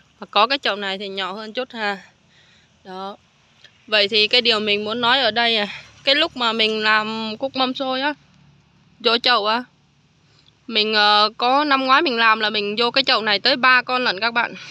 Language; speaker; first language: Vietnamese; native; Vietnamese